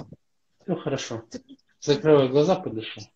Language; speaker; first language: Russian; native; Russian